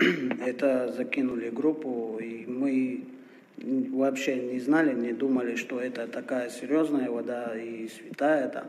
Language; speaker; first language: Russian; non-native, fluent; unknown